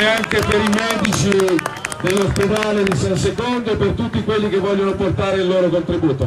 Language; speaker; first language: Italian; native; Italian